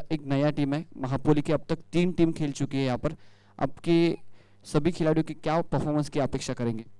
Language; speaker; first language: Hindi; non-native, local second language; Marathi